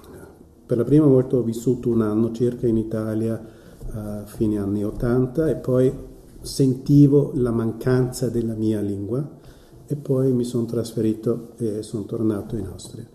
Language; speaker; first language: Italian; non-native, fluent; German